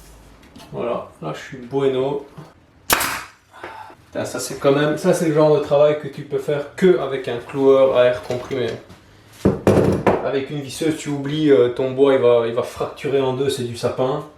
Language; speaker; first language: French; native; French